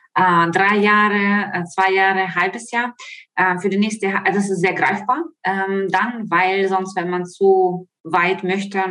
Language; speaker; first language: German; non-native, fluent; Ukrainian